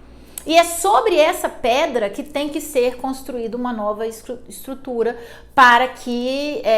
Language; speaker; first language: Portuguese; native; Portuguese